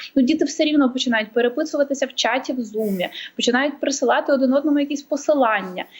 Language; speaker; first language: Ukrainian; native; Ukrainian